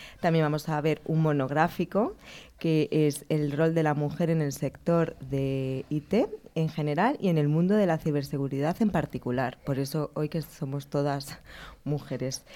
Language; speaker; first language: Spanish; native; Spanish